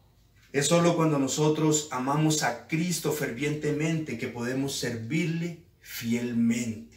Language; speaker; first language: Spanish; native; Spanish